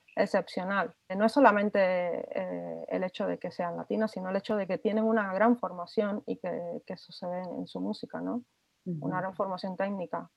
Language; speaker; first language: Spanish; native; Spanish